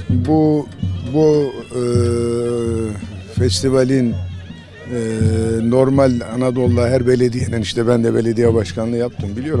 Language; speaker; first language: Turkish; native; Turkish